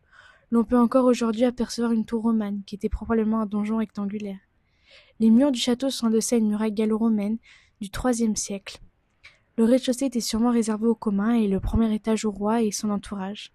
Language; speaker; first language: French; native; French